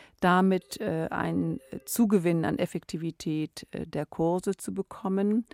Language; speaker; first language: German; native; German